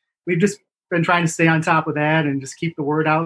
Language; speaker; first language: English; native; English